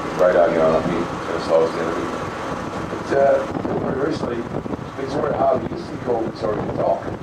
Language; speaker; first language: English; native; English